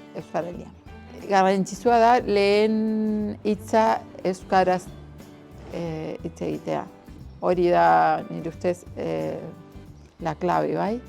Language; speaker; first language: Basque; early bilingual, heritage; Spanish